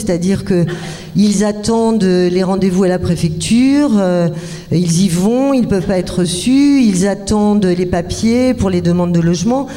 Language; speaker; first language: French; native; French